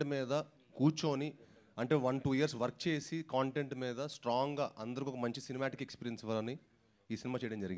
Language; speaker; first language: Telugu; native; Telugu